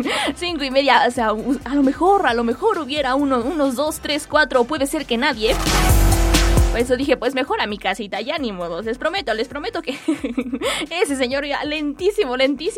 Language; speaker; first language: Spanish; native; Spanish